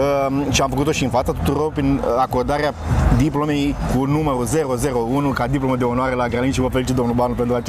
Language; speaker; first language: Romanian; native; Romanian